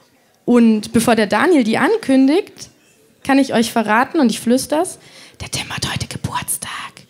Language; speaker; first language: German; native; German